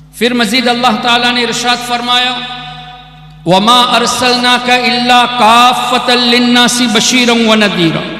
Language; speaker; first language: Urdu; non-native, fluent; Memoni